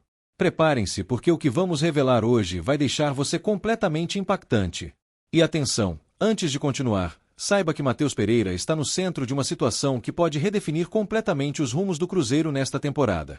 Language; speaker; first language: Portuguese; native; Portuguese